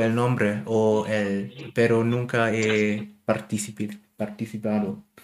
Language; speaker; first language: Spanish; non-native, learner; German